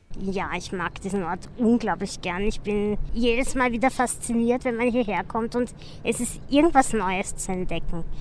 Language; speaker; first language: German; native; German